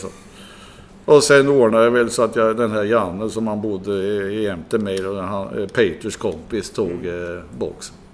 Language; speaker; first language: Swedish; native; Swedish